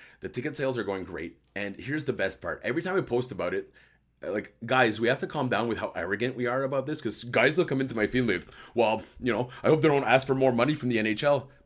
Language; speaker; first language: English; early bilingual, other home language; French